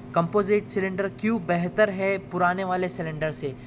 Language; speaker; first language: Hindi; non-native, local second language; Urdu